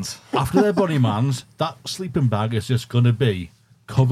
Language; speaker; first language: English; native; English